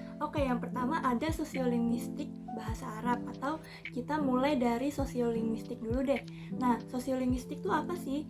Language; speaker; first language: Indonesian; native; Indonesian